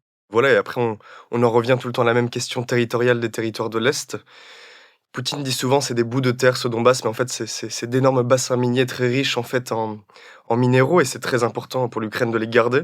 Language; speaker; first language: French; native; French